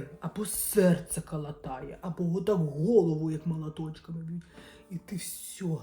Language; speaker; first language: Ukrainian; non-native, local second language; Russian